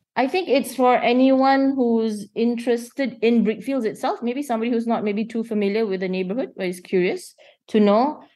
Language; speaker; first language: English; non-native, local second language; Malay